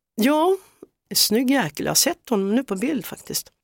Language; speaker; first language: Swedish; native; Swedish